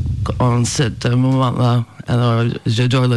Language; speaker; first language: French; non-native, fluent; English